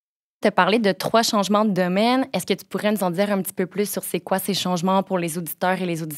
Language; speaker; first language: French; native; French